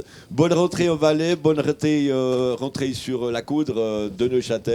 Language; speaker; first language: French; native; French